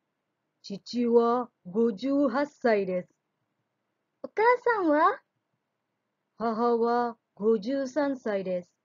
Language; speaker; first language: Japanese; non-native, fluent; Indonesian